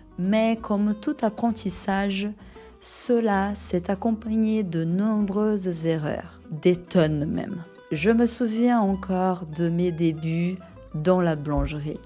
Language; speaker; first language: French; non-native, fluent; Portuguese